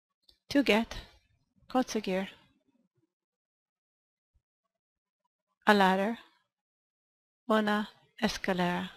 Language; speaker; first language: Spanish; non-native, learner; English